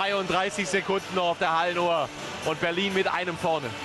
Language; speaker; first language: German; native; German